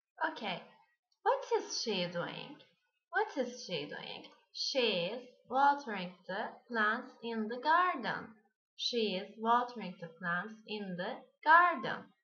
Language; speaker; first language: English; non-native, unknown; Turkish